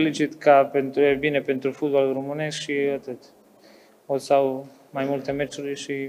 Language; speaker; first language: Romanian; non-native, fluent; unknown